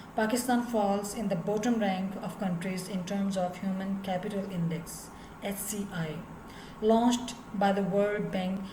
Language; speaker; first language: English; non-native, local second language; Urdu